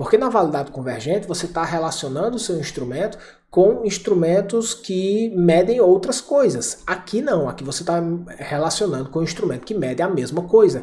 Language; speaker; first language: Portuguese; native; Portuguese